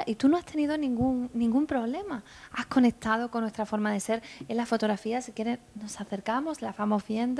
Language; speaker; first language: Spanish; native; Spanish